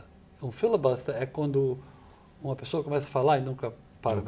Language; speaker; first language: Portuguese; non-native, fluent; English